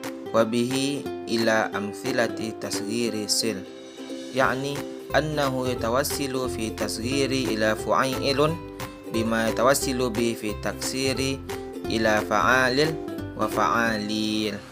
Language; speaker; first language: Arabic; non-native, learner; Indonesian